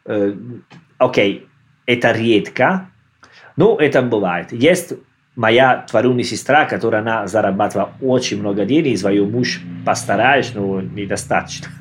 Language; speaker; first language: Russian; non-native, learner; Italian